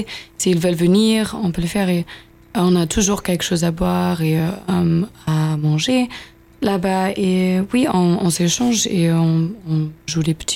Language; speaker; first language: French; non-native, fluent; German